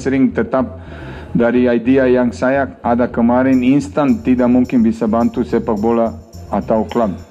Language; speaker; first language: Indonesian; non-native, fluent; Serbian